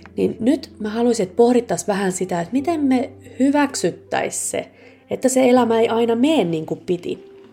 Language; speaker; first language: Finnish; native; Finnish